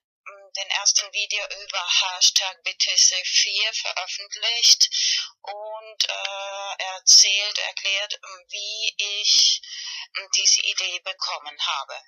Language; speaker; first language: German; non-native, fluent; Spanish